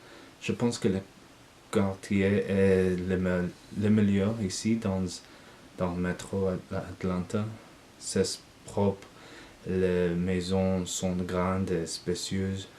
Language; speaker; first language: French; non-native, learner; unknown